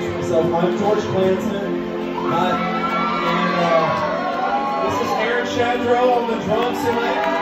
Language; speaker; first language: English; native; English